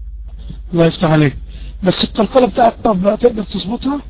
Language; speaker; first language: Arabic; native; Arabic